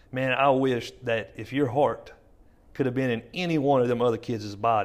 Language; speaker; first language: English; native; English